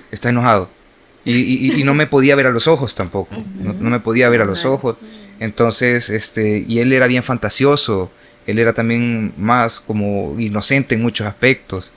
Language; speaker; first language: Spanish; native; Spanish